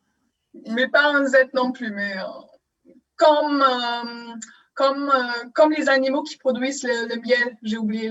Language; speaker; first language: French; non-native, fluent; German